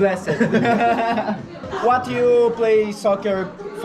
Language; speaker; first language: English; non-native, learner; Portuguese